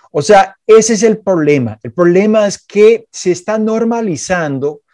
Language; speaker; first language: Spanish; non-native, fluent; English